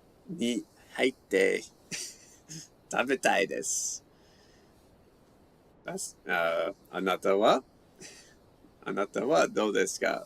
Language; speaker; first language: Japanese; non-native, learner; English